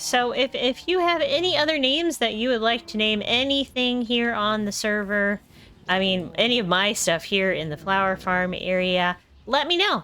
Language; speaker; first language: English; native; English